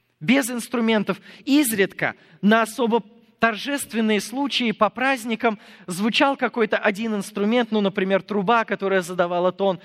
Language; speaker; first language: Russian; non-native, fluent; English